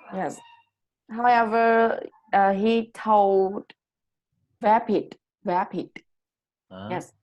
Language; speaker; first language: English; non-native, learner; Vietnamese